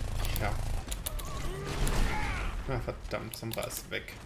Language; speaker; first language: German; native; German